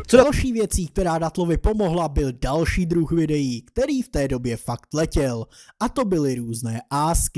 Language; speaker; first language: Czech; native; Czech